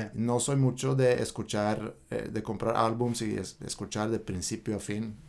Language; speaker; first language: Spanish; non-native, fluent; Swedish